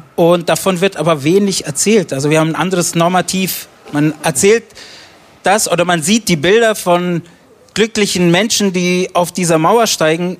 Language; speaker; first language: German; early bilingual, other home language; Romany